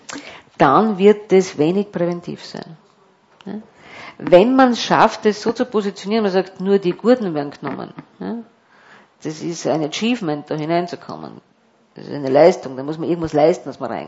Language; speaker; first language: German; native; German